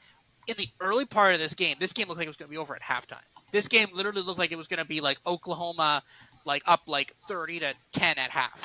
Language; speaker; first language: English; native; English